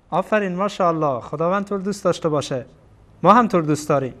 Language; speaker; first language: Persian; native; Persian